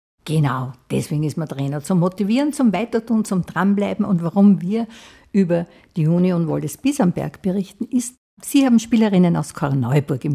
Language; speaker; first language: German; native; German